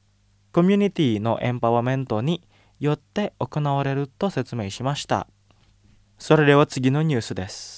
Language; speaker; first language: Japanese; non-native, fluent; Indonesian